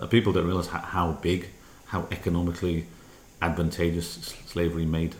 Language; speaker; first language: English; native; English